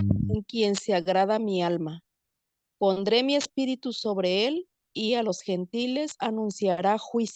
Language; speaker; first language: Spanish; native; Spanish